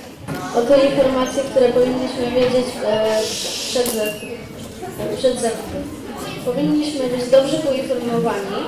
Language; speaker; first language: Polish; native; Polish